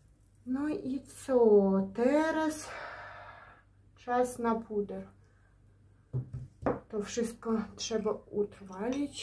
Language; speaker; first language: Polish; non-native, learner; Ukrainian